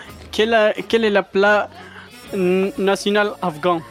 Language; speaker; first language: French; non-native, learner; Pashto